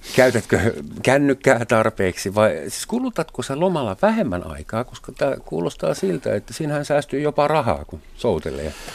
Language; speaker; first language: Finnish; non-native, fluent; German